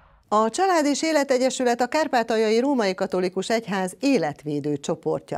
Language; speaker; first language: Hungarian; native; Hungarian